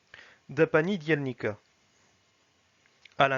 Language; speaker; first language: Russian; non-native, fluent; French